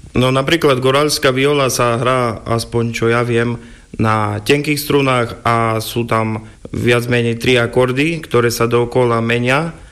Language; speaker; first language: Slovak; non-native, local second language; Rusyn